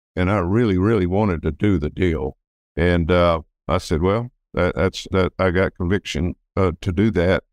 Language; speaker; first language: English; native; English